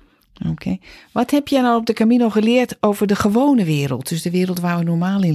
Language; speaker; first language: Dutch; native; Dutch